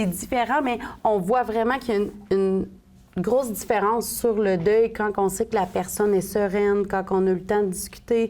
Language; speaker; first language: French; native; French